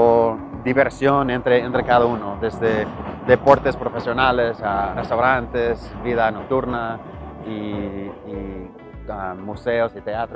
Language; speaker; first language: Spanish; early bilingual, heritage; Spanish